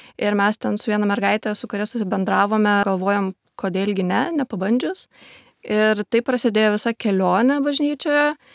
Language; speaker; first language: Lithuanian; native; Lithuanian